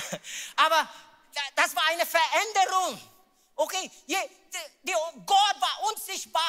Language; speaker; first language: German; non-native, learner; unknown